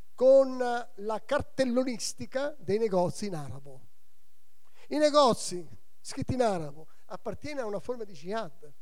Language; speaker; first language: Italian; native; Italian